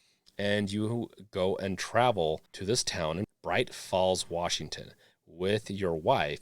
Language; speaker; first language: English; native; English